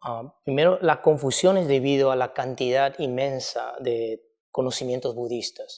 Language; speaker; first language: Spanish; non-native, fluent; Chinese